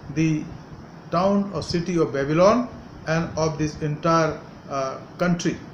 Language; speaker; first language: English; non-native, local second language; Hindi